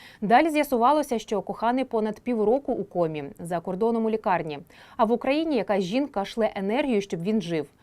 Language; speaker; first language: Ukrainian; native; Ukrainian